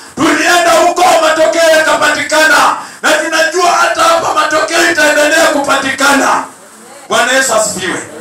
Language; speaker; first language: Swahili; non-native, local second language; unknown